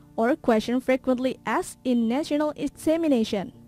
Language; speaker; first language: English; non-native, fluent; Indonesian